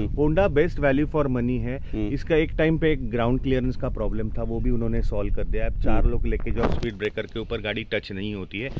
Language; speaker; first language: Hindi; non-native, local second language; Marathi